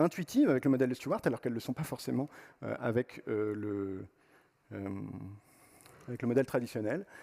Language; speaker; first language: French; native; French